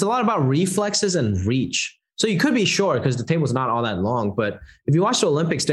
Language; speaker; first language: English; non-native, local second language; Cantonese